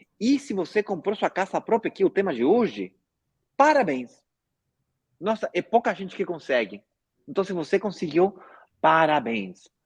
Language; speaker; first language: Portuguese; non-native, fluent; Spanish